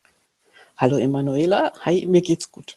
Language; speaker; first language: German; native; German